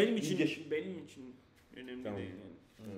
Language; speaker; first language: Turkish; non-native, learner; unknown